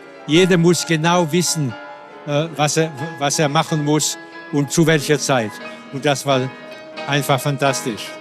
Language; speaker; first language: German; non-native, fluent; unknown